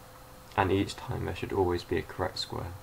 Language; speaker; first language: English; native; English